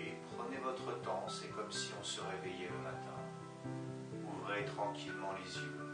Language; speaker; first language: French; native; French